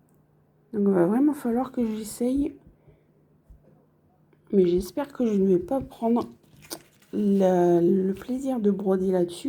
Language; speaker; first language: French; native; French